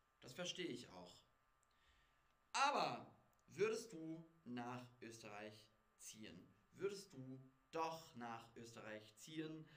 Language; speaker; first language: German; non-native, fluent; English